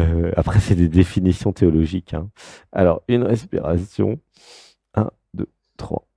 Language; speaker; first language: French; native; French